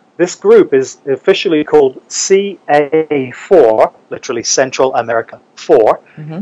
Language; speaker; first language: English; native; English